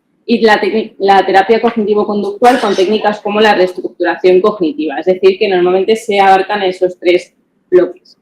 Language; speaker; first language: Spanish; native; Spanish